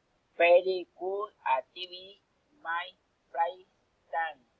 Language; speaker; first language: English; non-native, learner; Spanish